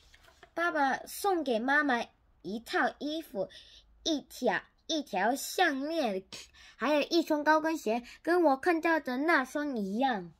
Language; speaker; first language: Chinese; non-native, learner; Korean